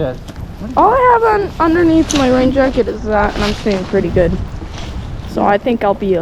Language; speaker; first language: English; native; English